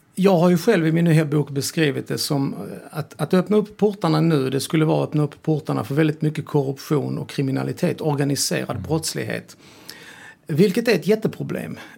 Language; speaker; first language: Swedish; early bilingual, other home language; Serbian